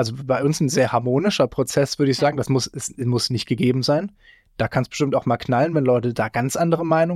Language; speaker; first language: German; native; German